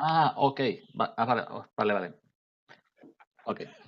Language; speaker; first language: English; non-native, learner; Catalan